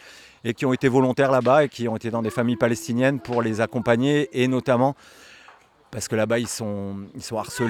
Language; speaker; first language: French; native; French